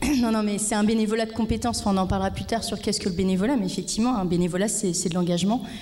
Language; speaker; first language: French; native; French